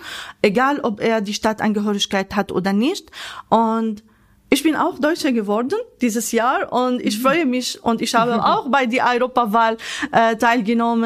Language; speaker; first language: German; non-native, fluent; Arabic